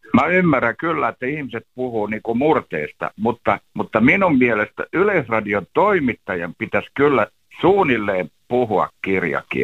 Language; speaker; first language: Finnish; native; Finnish